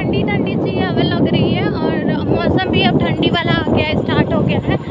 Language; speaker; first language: Hindi; native; Hindi